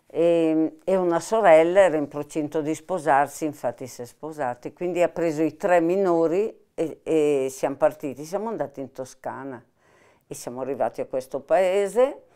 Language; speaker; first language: Italian; native; Italian